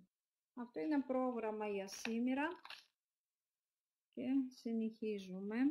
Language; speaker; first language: Greek; non-native, fluent; Russian